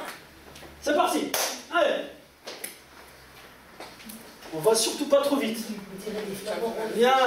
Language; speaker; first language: French; native; French